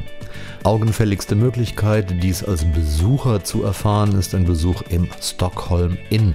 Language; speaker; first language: German; native; German